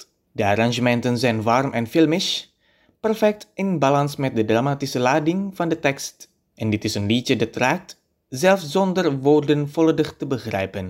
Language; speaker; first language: Dutch; non-native, fluent; Indonesian